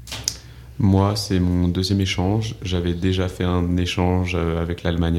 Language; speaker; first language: French; native; French